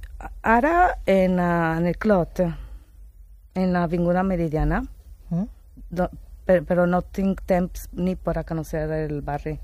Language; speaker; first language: Catalan; non-native, learner; Spanish